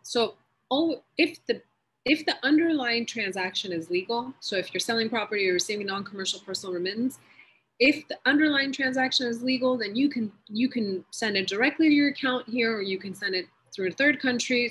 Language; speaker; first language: English; early bilingual, other home language; Persian